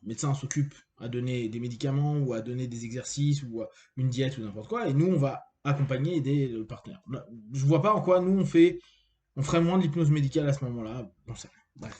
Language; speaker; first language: French; native; French